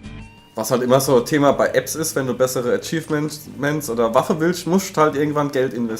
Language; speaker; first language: German; native; German